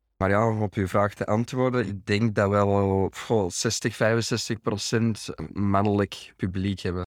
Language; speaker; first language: Dutch; native; Dutch